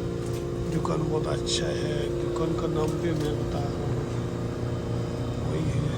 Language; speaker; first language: Hindi; non-native, local second language; Tibetan